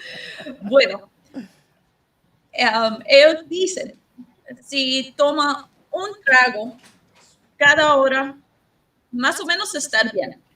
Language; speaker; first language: Spanish; non-native, learner; English